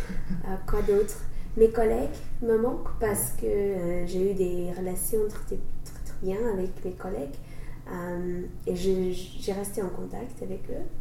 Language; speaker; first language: French; non-native, learner; English